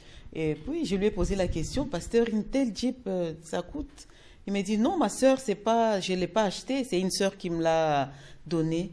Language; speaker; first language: French; non-native, local second language; Lingala